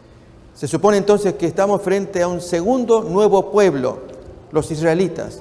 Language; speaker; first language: Spanish; native; Spanish